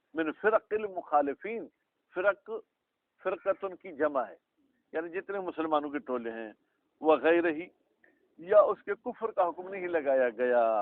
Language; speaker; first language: Urdu; non-native, local second language; Sindhi